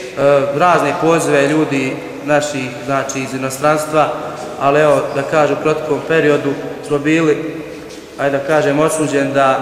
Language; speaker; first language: Croatian; native; Croatian